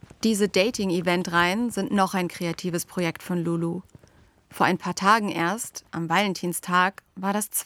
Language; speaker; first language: German; native; German